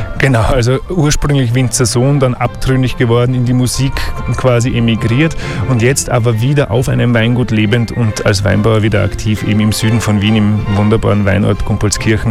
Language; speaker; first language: German; native; German